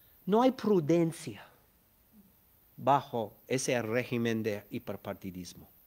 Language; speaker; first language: Spanish; non-native, fluent; English